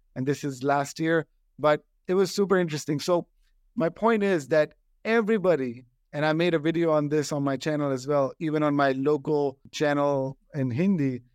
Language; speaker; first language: English; non-native, local second language; Hindi